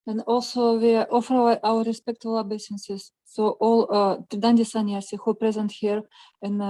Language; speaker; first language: English; non-native, learner; Russian